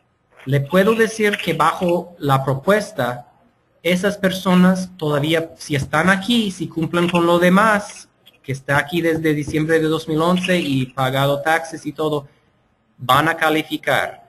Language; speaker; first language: Spanish; non-native, fluent; English